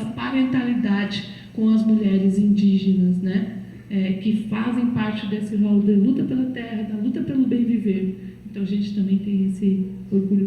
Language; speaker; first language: Portuguese; native; Portuguese